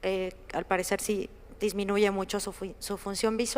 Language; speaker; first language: Spanish; native; Spanish